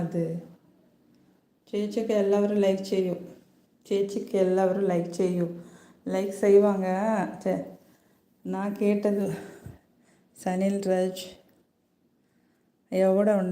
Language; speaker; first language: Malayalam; non-native, learner; Tamil